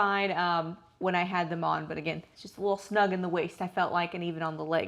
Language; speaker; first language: English; native; English